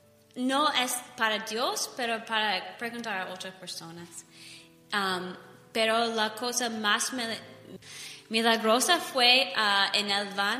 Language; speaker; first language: Spanish; non-native, learner; English